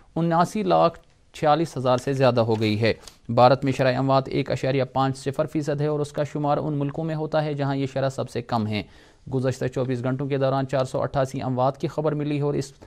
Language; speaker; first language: Urdu; non-native, local second language; Kashmiri